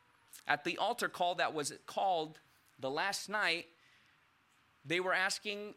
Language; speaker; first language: English; early bilingual, other home language; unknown